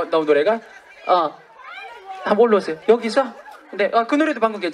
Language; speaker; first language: Korean; native; Korean